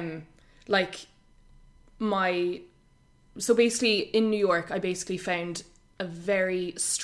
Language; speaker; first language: English; native; English